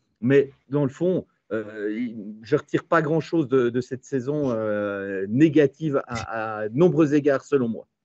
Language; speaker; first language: French; native; French